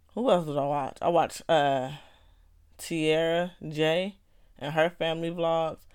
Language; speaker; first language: English; native; English